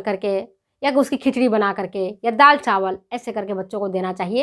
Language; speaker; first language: Hindi; native; Hindi